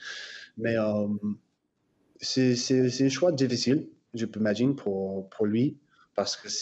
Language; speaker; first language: French; non-native, fluent; English